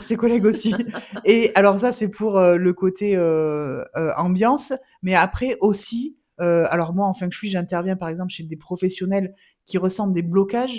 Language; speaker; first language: French; native; French